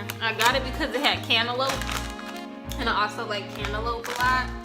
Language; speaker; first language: English; native; English